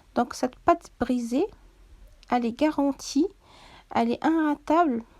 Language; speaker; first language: French; non-native, local second language; Arabic